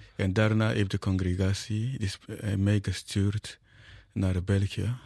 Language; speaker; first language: Dutch; non-native, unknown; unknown